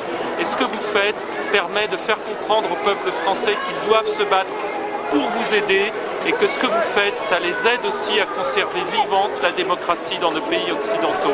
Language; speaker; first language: French; native; French